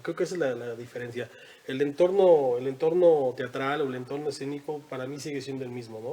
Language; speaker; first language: Spanish; native; Spanish